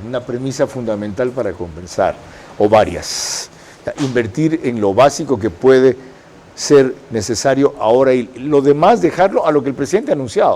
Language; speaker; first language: Spanish; native; Spanish